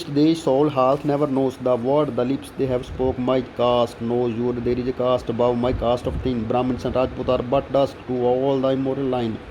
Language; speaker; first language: English; non-native, local second language; Punjabi